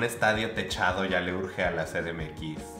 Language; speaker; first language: Spanish; native; Spanish